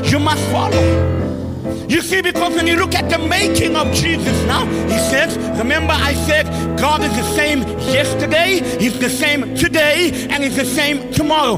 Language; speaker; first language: English; native; English